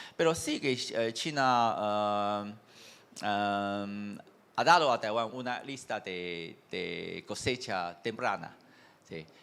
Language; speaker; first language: Spanish; non-native, fluent; Chinese